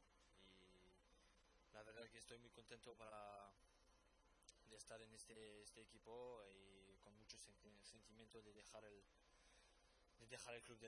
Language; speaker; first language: Spanish; non-native, fluent; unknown